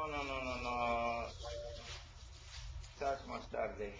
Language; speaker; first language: Spanish; non-native, learner; English